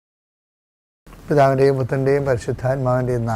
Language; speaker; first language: Malayalam; native; Malayalam